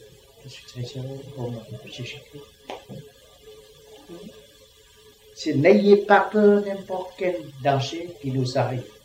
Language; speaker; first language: French; non-native, learner; Vietnamese